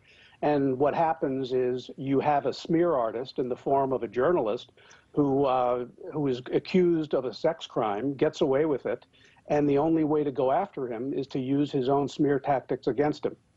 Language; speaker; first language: English; native; English